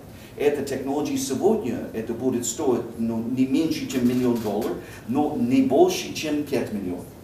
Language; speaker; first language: Russian; non-native, fluent; English